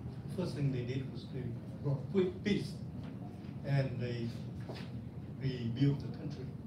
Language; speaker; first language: English; non-native, fluent; Vietnamese